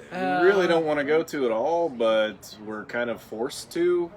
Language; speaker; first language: English; native; English